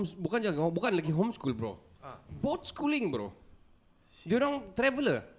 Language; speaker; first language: Malay; native; Malay